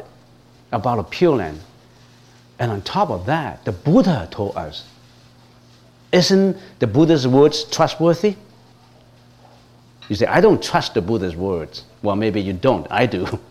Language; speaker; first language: English; non-native, local second language; Cantonese